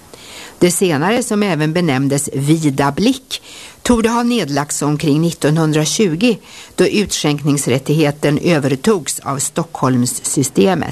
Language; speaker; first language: Swedish; native; Swedish